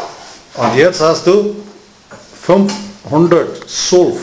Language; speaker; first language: German; non-native, fluent; Hindi